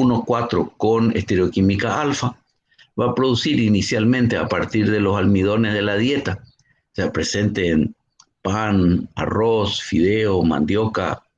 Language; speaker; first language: Spanish; native; Spanish